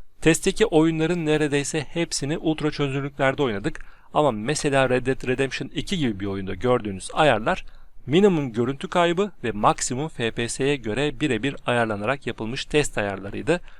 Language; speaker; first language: Turkish; native; Turkish